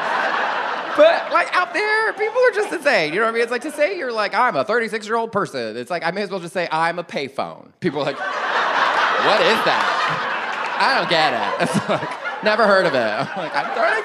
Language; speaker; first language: English; native; English